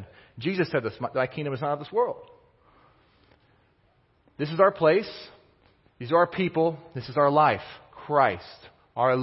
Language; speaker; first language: English; native; English